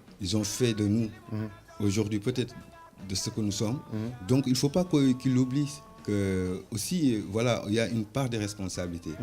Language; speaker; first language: French; non-native, local second language; Wolof